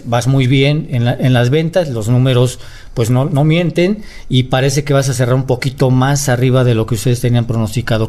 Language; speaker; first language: Spanish; native; Spanish